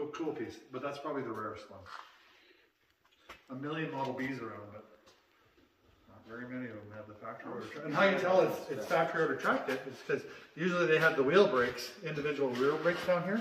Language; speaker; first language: English; native; English